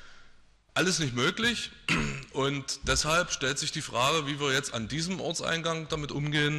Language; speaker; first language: German; native; German